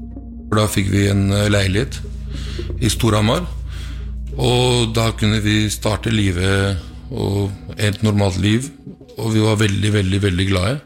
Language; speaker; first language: Norwegian; early bilingual, other home language; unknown